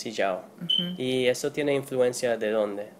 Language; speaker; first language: Spanish; non-native, learner; English